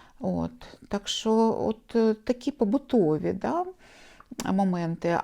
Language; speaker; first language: Ukrainian; non-native, local second language; Russian